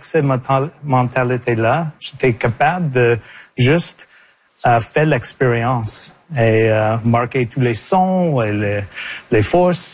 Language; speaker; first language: French; non-native, local second language; English